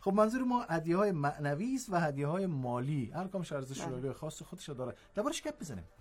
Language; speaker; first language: Persian; native; Persian